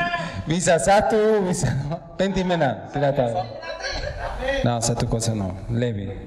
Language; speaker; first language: Indonesian; non-native, learner; Spanish